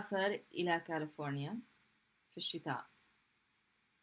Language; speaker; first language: Arabic; non-native, fluent; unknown